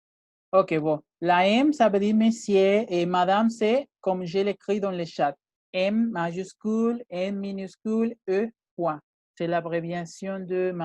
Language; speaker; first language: French; non-native, fluent; Spanish